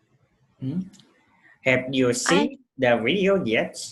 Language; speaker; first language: English; non-native, fluent; Vietnamese